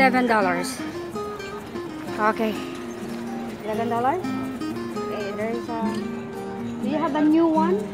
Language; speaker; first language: English; non-native, local second language; Filipino